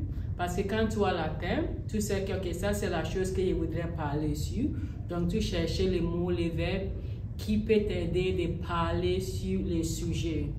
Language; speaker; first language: French; non-native, learner; English